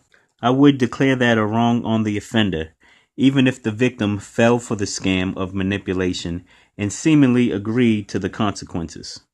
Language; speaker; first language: English; native; English